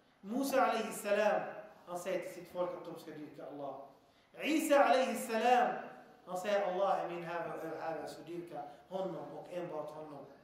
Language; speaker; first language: Swedish; early bilingual, other home language; Arabic